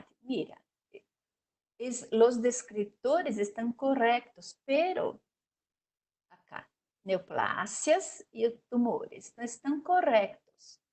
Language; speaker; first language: Spanish; non-native, learner; Portuguese